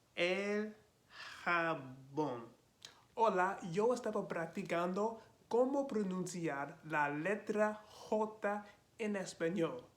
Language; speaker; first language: Spanish; non-native, learner; English